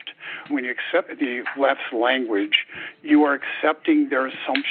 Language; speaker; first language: English; native; English